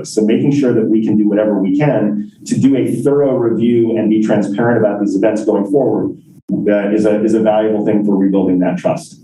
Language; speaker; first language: English; native; English